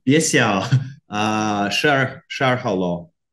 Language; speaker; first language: Chinese; non-native, learner; Korean